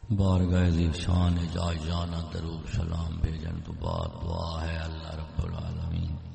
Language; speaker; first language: Urdu; non-native, local second language; Saraiki